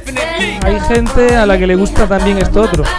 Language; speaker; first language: Spanish; native; Spanish